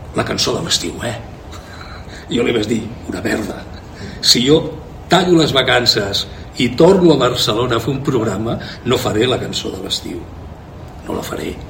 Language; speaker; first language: Catalan; native; Catalan